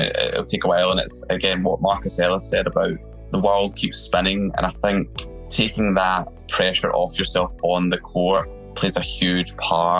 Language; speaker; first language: English; native; English